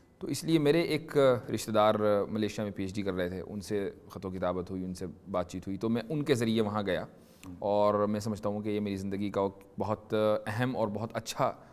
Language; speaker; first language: Urdu; native; Urdu